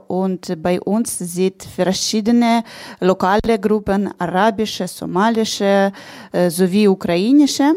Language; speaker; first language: German; non-native, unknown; Ukrainian